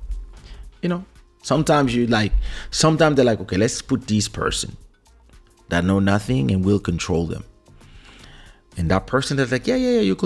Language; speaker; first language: English; non-native, fluent; French